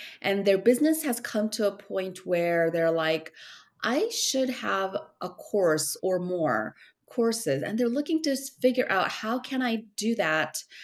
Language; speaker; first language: English; early bilingual, other home language; Korean